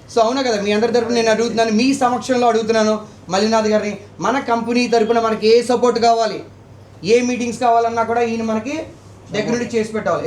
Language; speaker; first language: Telugu; native; Telugu